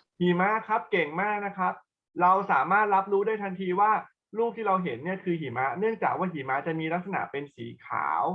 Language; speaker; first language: Thai; native; Thai